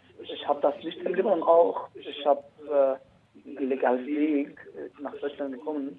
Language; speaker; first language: German; non-native, learner; Arabic